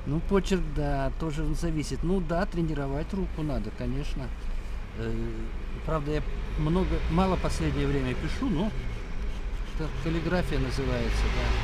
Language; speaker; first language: Russian; native; Russian